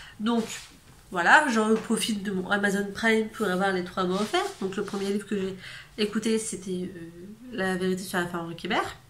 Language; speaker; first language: French; native; French